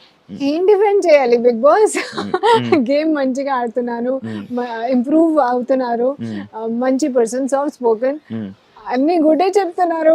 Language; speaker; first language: Telugu; non-native, learner; Hindi